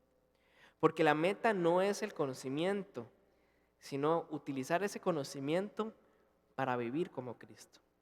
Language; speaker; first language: Spanish; native; Spanish